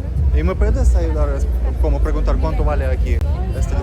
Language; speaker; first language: Spanish; non-native, learner; Russian